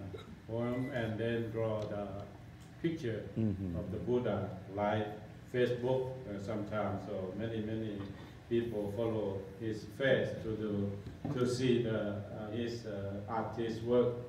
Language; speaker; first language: English; non-native, learner; Thai